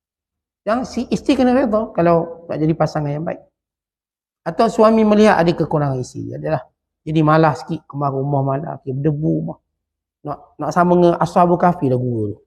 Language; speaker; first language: Malay; native; Malay